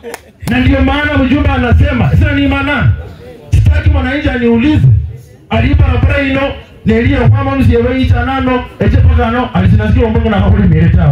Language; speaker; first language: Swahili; non-native, local second language; Luyia